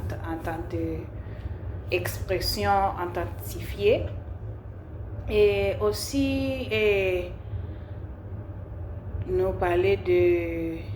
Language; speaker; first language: French; non-native, learner; English